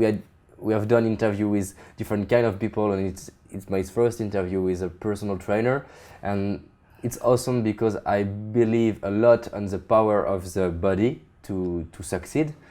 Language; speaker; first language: English; non-native, fluent; French